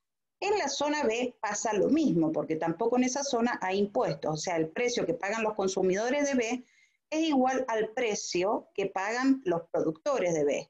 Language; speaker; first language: Spanish; native; Spanish